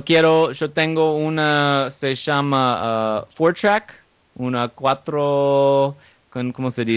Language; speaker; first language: Spanish; non-native, learner; English